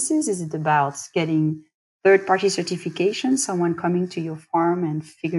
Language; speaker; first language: English; non-native, fluent; French